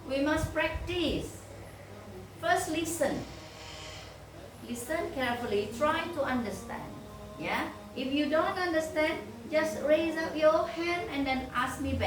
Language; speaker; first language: English; non-native, fluent; Indonesian